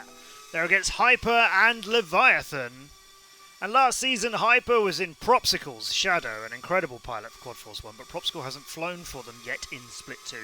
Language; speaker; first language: English; native; English